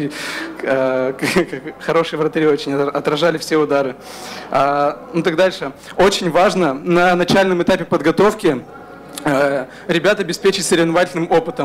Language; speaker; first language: Russian; native; Russian